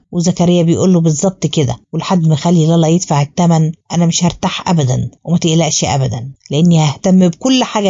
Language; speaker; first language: Arabic; native; Arabic